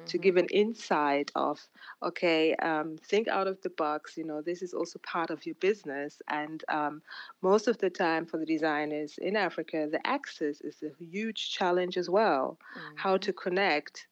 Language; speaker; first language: English; non-native, local second language; Ganda